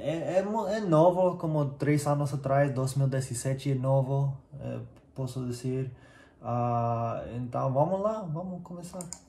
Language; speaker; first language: Portuguese; non-native, learner; English